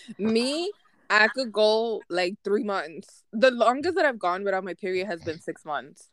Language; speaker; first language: English; early bilingual, other home language; Spanish